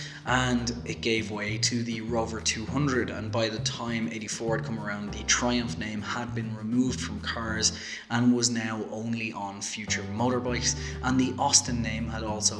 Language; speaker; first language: English; native; English